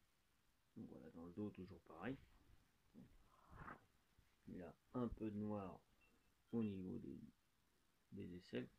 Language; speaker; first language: French; native; French